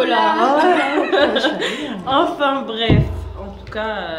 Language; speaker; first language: French; native; French